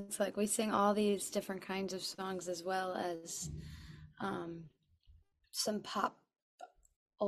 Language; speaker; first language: English; native; English